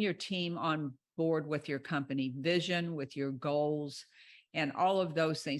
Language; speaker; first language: English; native; English